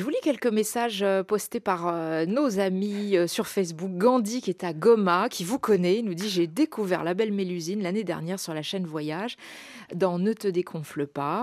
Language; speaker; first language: French; native; French